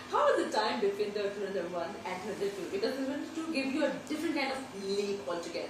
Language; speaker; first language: English; non-native, local second language; Hindi